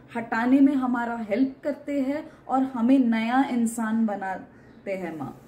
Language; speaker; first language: Hindi; non-native, local second language; Marathi